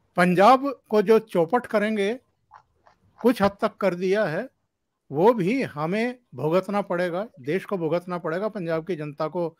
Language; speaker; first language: Hindi; native; Hindi